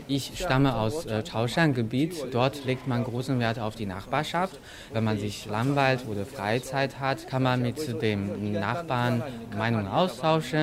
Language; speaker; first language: German; non-native, fluent; Chinese